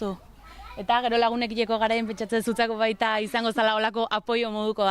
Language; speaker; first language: Basque; native; Basque